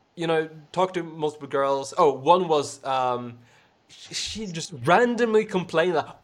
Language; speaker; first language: English; non-native, fluent; Swedish